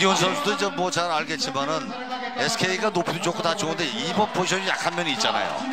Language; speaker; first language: Korean; native; Korean